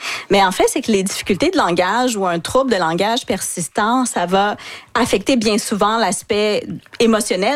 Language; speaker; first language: French; native; French